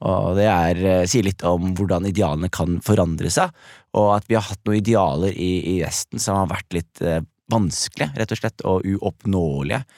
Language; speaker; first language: Norwegian; early bilingual, other home language; Somali